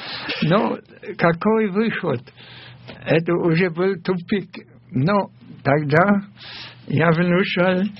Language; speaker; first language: Russian; non-native, fluent; German